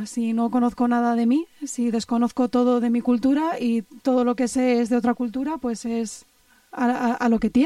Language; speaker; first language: Spanish; native; Spanish